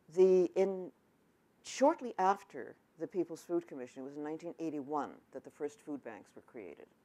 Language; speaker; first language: English; native; English